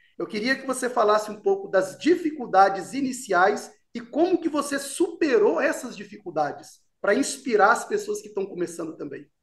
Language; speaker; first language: Portuguese; native; Portuguese